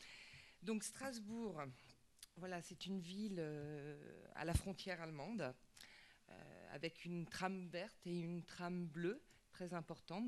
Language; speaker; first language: French; native; French